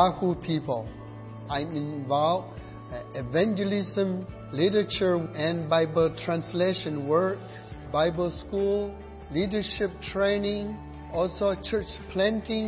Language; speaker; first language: English; non-native, learner; Burmese